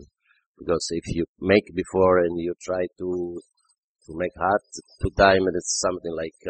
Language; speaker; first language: English; non-native, fluent; Italian